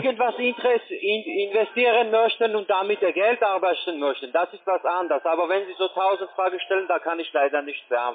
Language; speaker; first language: German; non-native, learner; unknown